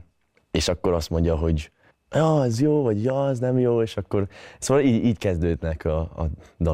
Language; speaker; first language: Hungarian; early bilingual, heritage; Hungarian